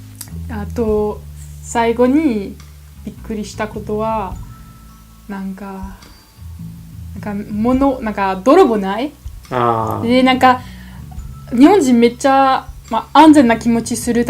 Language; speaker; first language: Japanese; non-native, learner; French